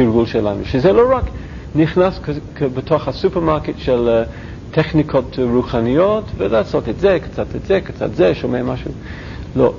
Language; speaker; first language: Hebrew; non-native, learner; English